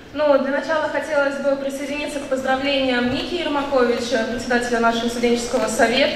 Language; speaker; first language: Russian; native; Russian